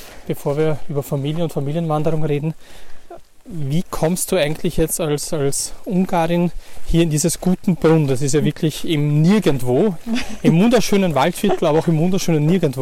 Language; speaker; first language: German; native; German